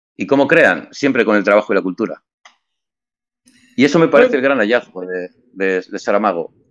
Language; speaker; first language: Spanish; native; Spanish